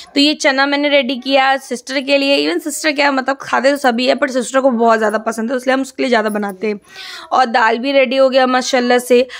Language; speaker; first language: Hindi; non-native, local second language; Assamese